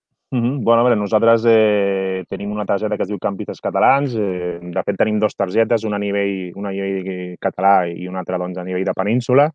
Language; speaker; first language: Catalan; native; Catalan